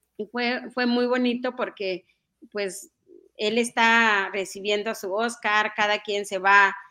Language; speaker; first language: Spanish; non-native, local second language; Mixtepec Mixtec